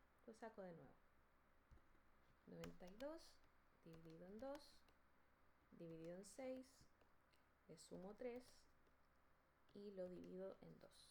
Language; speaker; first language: Spanish; native; Spanish